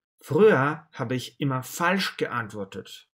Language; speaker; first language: German; non-native, fluent; Russian